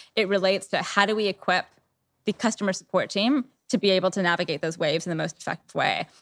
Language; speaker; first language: English; native; English